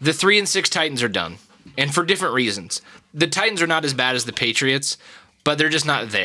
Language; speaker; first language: English; native; English